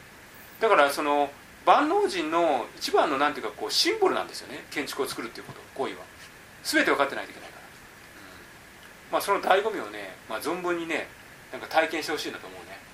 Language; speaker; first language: Japanese; native; Japanese